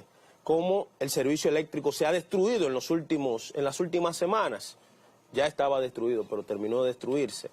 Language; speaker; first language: Spanish; native; Spanish